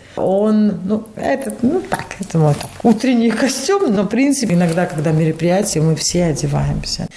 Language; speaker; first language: Russian; non-native, local second language; Latvian